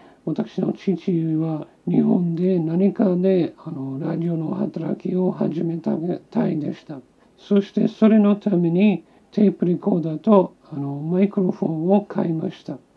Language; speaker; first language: Japanese; non-native, local second language; English